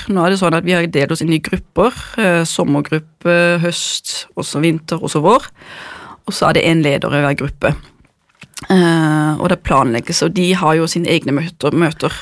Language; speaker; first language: Norwegian; non-native, fluent; German